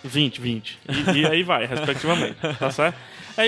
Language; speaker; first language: Portuguese; native; Portuguese